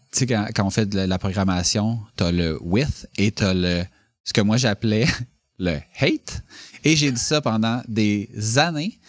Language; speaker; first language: French; native; French